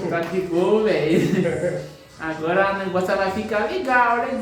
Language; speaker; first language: Portuguese; non-native, learner; Haitian Creole